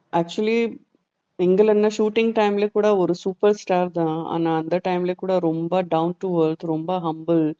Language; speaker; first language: Tamil; non-native, learner; Gujarati